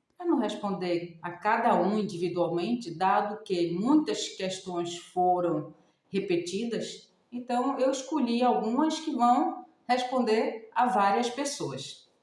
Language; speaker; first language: Portuguese; native; Portuguese